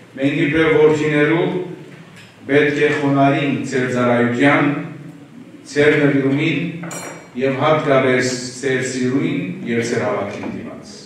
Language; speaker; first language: Armenian; native; Armenian